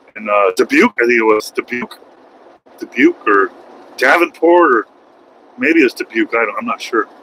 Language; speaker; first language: English; native; English